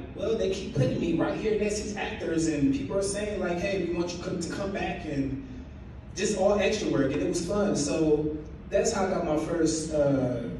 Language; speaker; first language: English; native; English